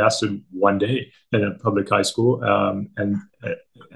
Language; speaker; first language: English; native; English